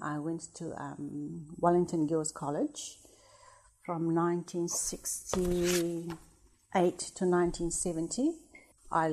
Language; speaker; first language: English; non-native, fluent; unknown